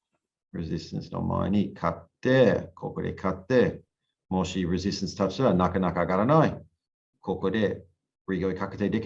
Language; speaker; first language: Japanese; non-native, learner; English